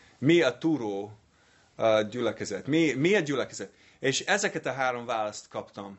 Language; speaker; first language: Hungarian; non-native, fluent; English